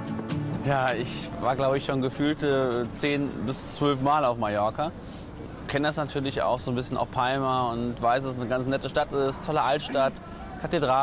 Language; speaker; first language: German; native; German